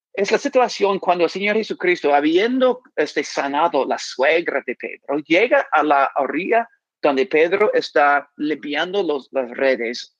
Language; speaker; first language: Spanish; non-native, fluent; English